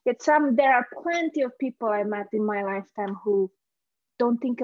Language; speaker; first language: English; non-native, fluent; Hungarian